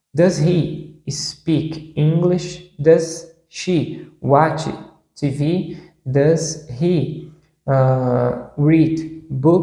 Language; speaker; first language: English; non-native, fluent; Portuguese